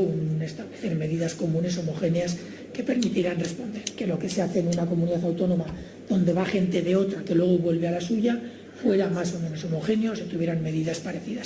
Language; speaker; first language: Spanish; native; Spanish